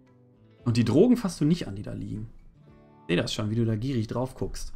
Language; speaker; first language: German; native; German